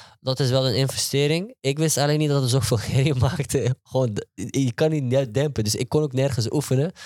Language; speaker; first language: Dutch; early bilingual, heritage; Turkish